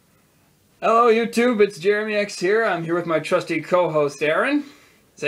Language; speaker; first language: English; native; English